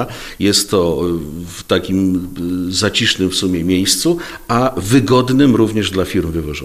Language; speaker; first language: Polish; native; Polish